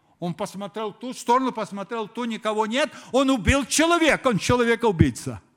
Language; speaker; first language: Russian; early bilingual, heritage; Russian